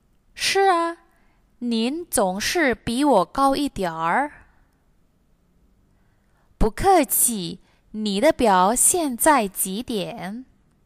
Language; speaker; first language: Chinese; non-native, fluent; Indonesian